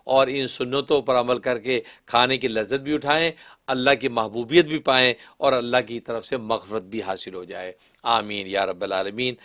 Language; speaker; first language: Urdu; non-native, local second language; Kashmiri